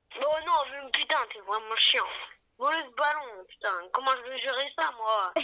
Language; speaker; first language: French; native; French